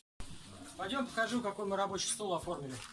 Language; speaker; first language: Russian; native; Russian